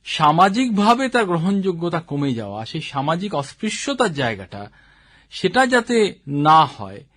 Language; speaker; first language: Bangla; native; Bangla